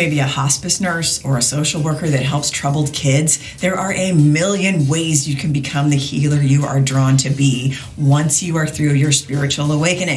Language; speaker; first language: English; native; English